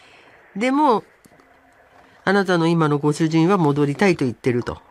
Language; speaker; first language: Japanese; native; Japanese